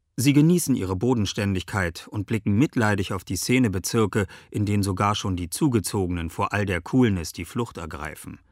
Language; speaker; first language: German; native; German